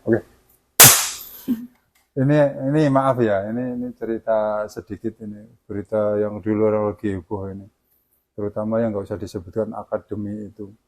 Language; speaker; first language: Indonesian; native; Indonesian